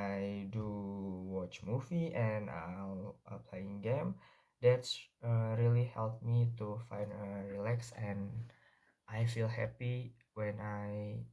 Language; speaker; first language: English; non-native, learner; Indonesian